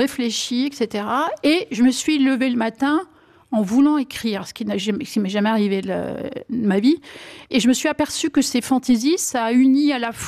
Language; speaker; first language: French; native; French